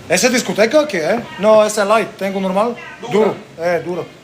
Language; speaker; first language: Spanish; non-native, learner; Bulgarian